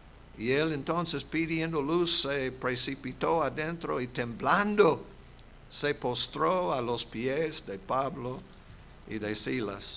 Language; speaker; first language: Spanish; non-native, fluent; English